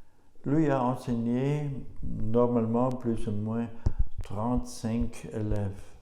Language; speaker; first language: French; non-native, learner; German